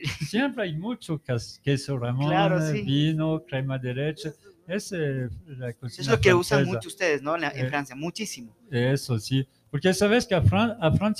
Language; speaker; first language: Spanish; non-native, learner; French